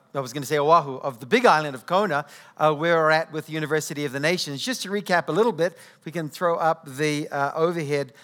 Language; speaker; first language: English; native; English